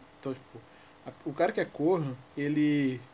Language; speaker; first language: Portuguese; native; Portuguese